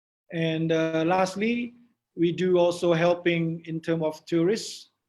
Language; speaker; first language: English; non-native, learner; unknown